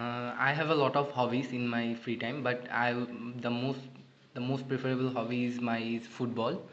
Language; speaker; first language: English; non-native, learner; Bangla